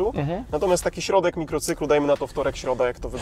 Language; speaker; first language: Polish; native; Polish